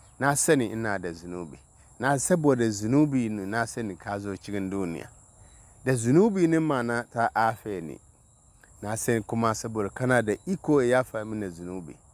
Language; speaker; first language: Hausa; non-native, local second language; Dyula